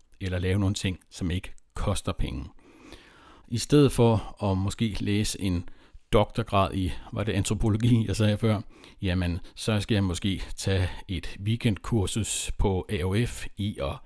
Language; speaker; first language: Danish; native; Danish